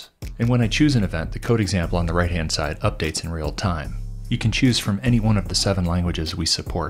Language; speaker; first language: English; native; English